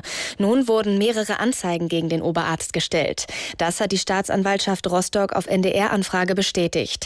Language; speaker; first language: German; native; German